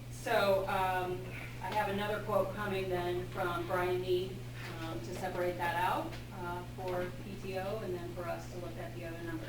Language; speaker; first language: English; native; English